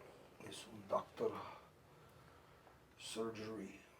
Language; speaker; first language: Spanish; non-native, learner; English